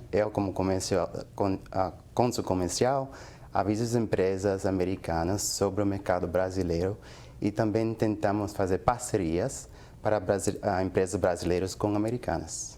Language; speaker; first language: Portuguese; non-native, fluent; English